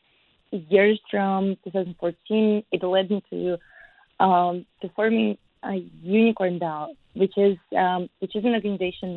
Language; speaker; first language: English; non-native, fluent; Russian